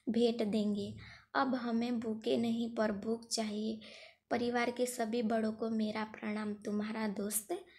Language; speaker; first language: Hindi; non-native, local second language; Gujarati